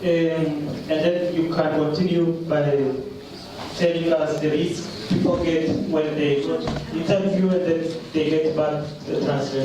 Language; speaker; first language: English; non-native, fluent; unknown